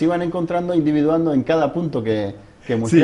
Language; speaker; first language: Spanish; native; Spanish